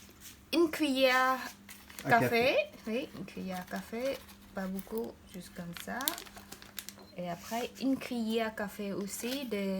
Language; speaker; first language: French; non-native, learner; Khmer